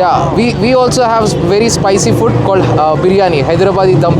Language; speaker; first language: English; non-native, local second language; Telugu